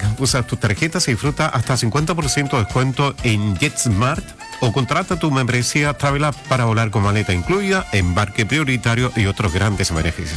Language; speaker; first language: Spanish; native; Spanish